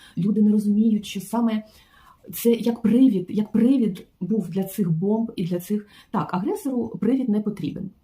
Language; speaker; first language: Ukrainian; non-native, local second language; Russian